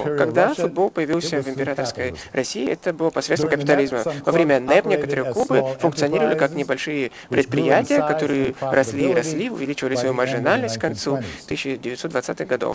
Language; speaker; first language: Russian; native; Russian